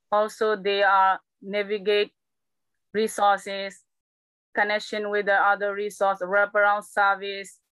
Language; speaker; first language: English; non-native, learner; Burmese